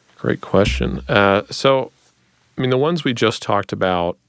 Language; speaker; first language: English; native; English